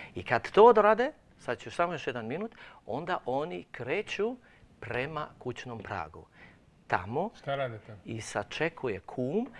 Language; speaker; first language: Croatian; non-native, local second language; Romanian